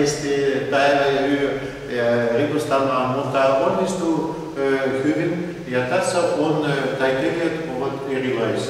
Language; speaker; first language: Finnish; non-native, learner; Russian